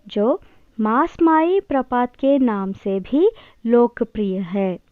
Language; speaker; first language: Hindi; non-native, local second language; Kannada